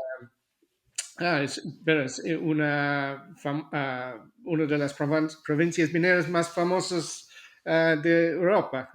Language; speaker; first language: Spanish; non-native, fluent; English